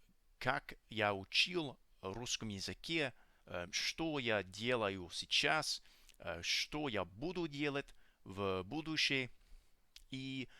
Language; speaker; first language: Russian; non-native, learner; English